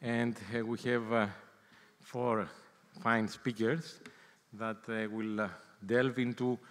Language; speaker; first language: English; non-native, fluent; Greek